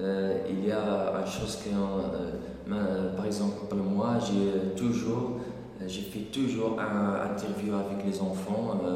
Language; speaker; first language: French; non-native, local second language; Arabic